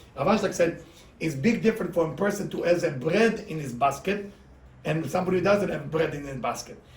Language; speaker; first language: English; non-native, fluent; Hebrew